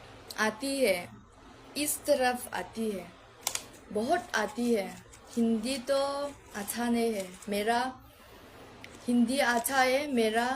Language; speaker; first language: Hindi; non-native, learner; Mizo